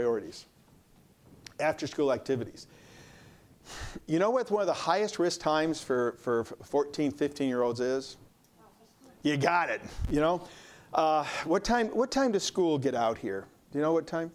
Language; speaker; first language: English; native; English